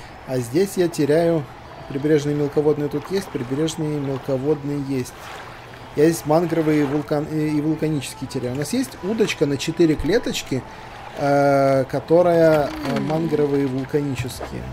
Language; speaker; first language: Russian; native; Russian